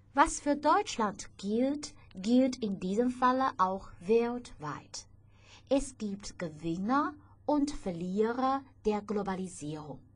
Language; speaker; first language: German; non-native, fluent; Chinese